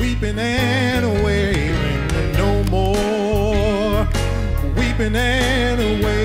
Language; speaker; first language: English; native; English